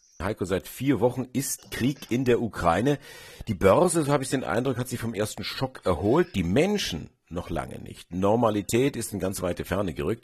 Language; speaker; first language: German; native; German